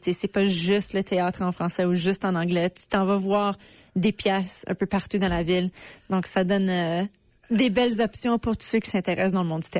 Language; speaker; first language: French; native; French